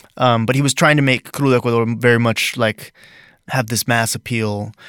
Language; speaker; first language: English; native; English